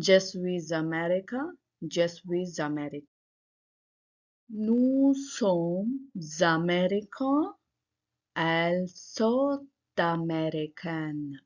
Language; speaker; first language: French; non-native, learner; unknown